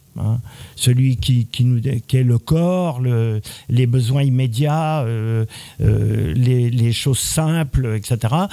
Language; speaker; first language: French; native; French